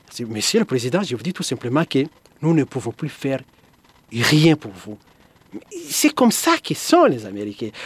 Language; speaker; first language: French; non-native, local second language; Swahili